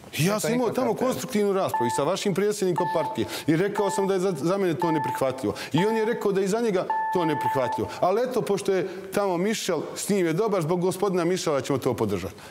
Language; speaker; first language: Serbian; native; Serbian